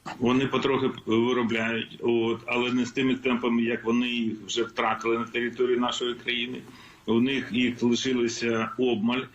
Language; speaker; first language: Ukrainian; non-native, local second language; Russian